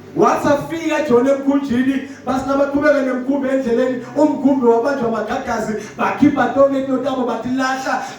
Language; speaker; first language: Zulu; non-native, local second language; Swati